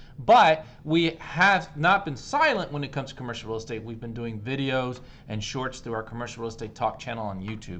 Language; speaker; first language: English; native; English